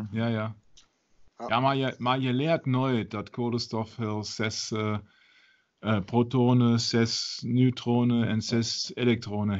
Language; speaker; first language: Dutch; non-native, learner; German